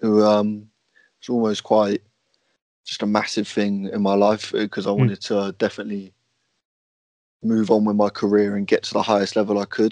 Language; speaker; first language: English; native; English